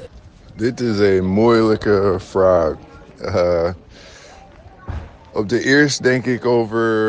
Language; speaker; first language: Dutch; non-native, fluent; English